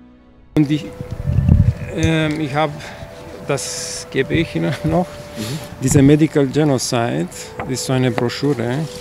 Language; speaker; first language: German; non-native, fluent; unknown